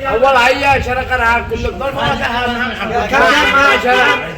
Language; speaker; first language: Arabic; native; Arabic